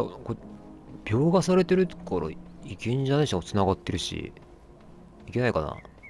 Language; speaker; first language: Japanese; native; Japanese